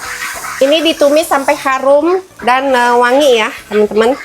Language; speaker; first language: Indonesian; native; Indonesian